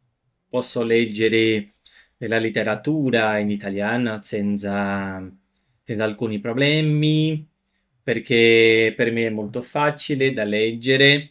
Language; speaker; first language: Italian; non-native, fluent; Portuguese